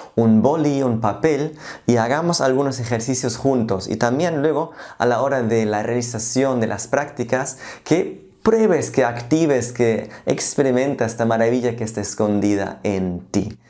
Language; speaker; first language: Spanish; non-native, fluent; German